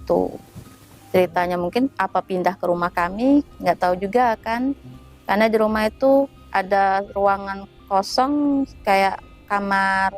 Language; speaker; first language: Indonesian; native; Indonesian